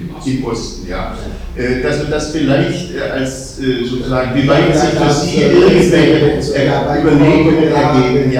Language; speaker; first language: German; native; German